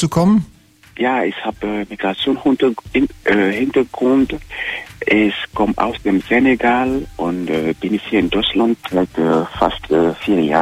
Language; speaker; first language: German; non-native, learner; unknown